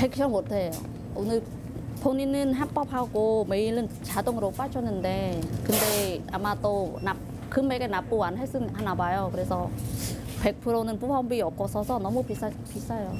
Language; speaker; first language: Korean; non-native, learner; Khmer